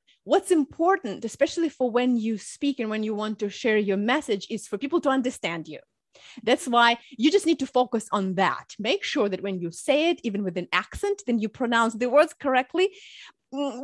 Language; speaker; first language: English; early bilingual, other home language; Russian